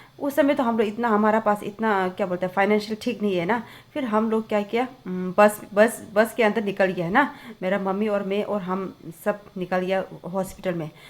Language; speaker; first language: Hindi; non-native, local second language; Tibetan